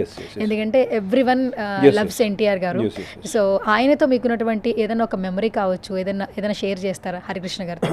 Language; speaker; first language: Telugu; native; Telugu